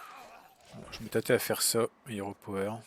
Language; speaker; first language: French; native; French